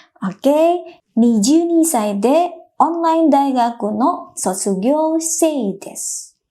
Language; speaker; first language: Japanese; non-native, fluent; Indonesian